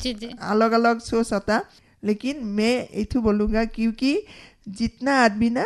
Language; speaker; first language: Hindi; non-native, local second language; Assamese